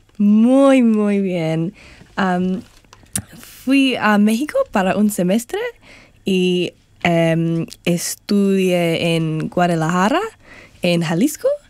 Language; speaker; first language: Spanish; non-native, learner; English